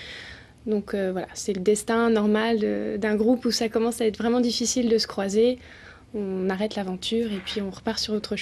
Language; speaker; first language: French; native; French